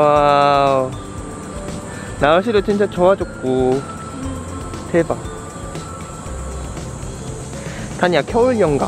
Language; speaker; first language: Korean; non-native, fluent; Japanese